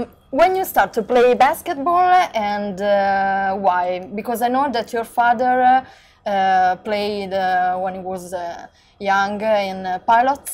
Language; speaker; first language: English; non-native, learner; Italian